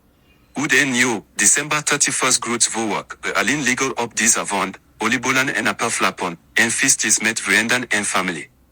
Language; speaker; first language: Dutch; non-native, learner; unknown